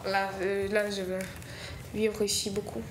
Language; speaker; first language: French; non-native, learner; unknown